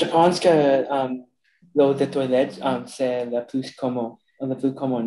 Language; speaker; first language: French; non-native, learner; English